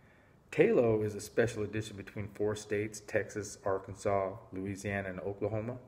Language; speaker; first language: English; native; English